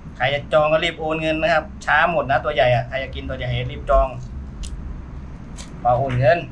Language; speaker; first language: Thai; native; Thai